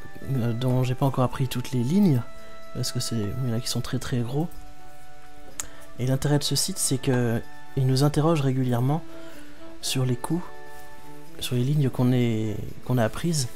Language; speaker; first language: French; native; French